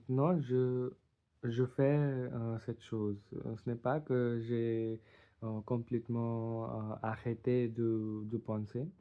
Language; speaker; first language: French; non-native, learner; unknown